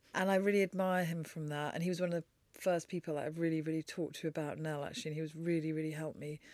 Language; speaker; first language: English; native; English